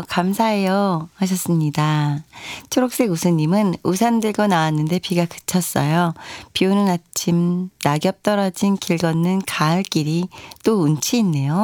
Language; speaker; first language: Korean; native; Korean